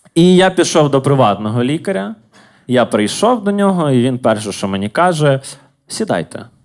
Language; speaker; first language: Ukrainian; native; Ukrainian